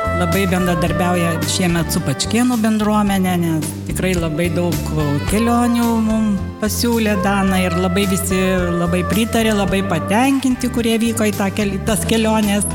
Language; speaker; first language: Lithuanian; native; Lithuanian